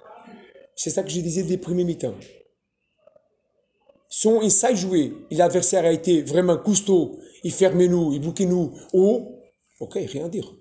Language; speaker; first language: French; non-native, fluent; Portuguese